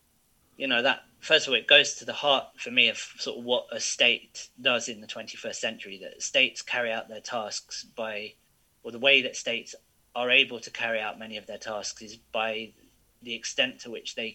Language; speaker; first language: English; native; English